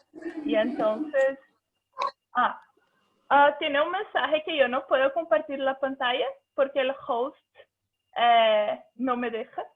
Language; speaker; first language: Spanish; non-native, fluent; Portuguese